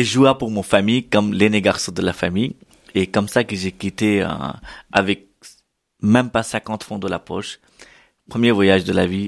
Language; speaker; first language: French; non-native, learner; Hindi